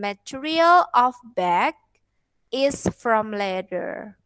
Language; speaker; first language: English; non-native, fluent; Indonesian